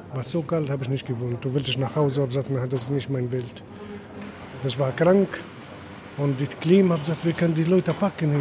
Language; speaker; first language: German; non-native, learner; Arabic